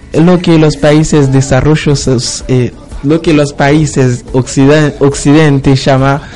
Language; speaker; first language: Spanish; non-native, learner; Haitian Creole